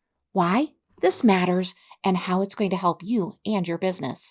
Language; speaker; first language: English; native; English